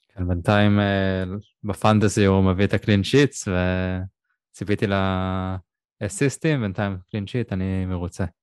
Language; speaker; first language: Hebrew; native; Hebrew